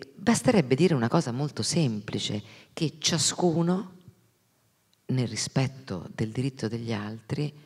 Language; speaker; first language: Italian; native; Italian